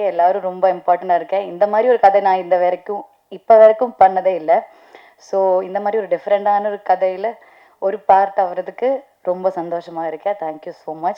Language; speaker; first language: Tamil; non-native, learner; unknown